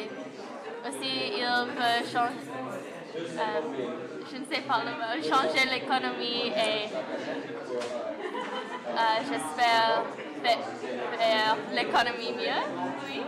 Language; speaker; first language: French; non-native, learner; English